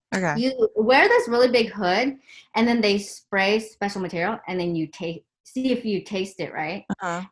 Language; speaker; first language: English; native; English